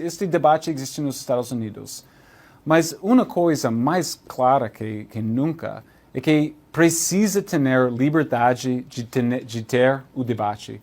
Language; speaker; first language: Portuguese; non-native, learner; English